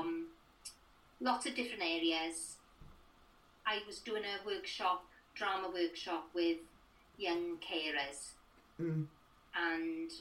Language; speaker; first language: English; native; English